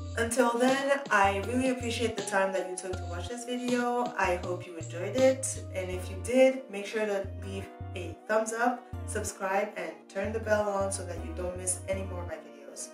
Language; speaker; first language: English; non-native, fluent; French